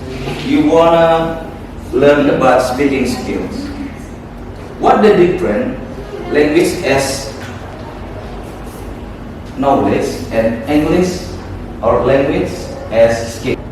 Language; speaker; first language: English; non-native, learner; Indonesian